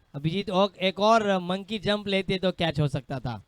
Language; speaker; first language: Hindi; non-native, local second language; Marathi